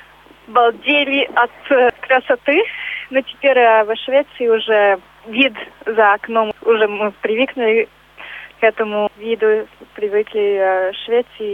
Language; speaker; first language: Russian; non-native, local second language; Latvian